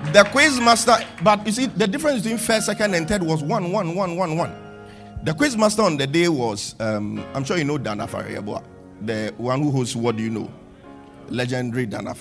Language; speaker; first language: English; non-native, local second language; Akan